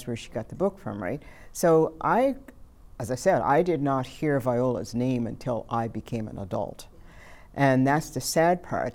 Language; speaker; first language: English; native; English